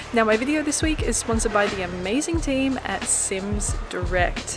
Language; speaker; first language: English; native; English